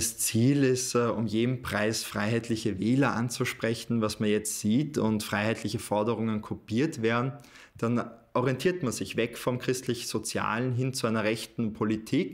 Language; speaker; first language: German; native; German